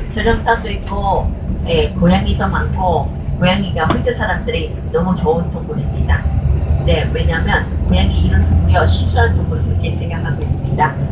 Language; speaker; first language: Korean; non-native, learner; Chinese